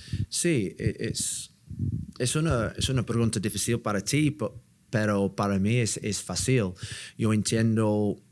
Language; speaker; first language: Spanish; non-native, learner; English